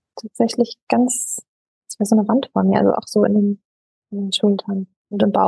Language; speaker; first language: German; native; German